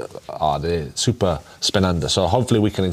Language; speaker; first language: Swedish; non-native, learner; English